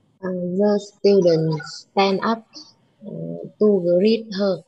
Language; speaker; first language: English; non-native, learner; Vietnamese